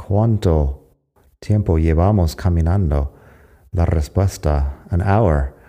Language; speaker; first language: Spanish; non-native, fluent; English